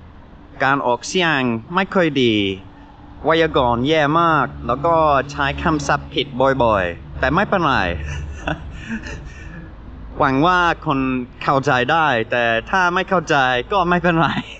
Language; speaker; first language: Thai; non-native, learner; English